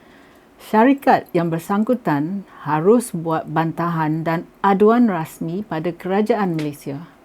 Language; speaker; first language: Malay; native; Malay